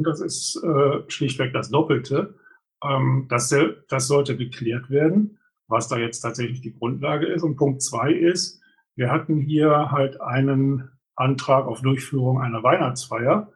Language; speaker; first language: German; native; German